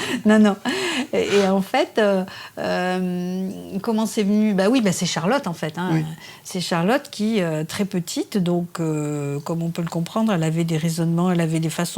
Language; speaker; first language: French; native; French